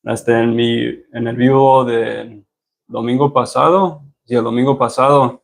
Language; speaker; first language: Spanish; early bilingual, heritage; Spanish